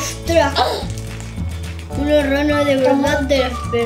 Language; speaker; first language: Spanish; native; Spanish